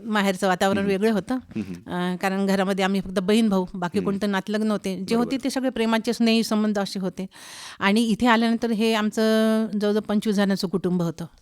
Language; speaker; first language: Marathi; non-native, local second language; Hindi